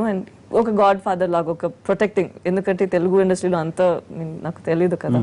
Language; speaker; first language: Telugu; non-native, fluent; Tamil